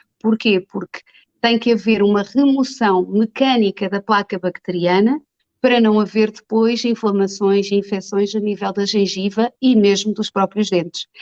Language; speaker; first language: Portuguese; native; Portuguese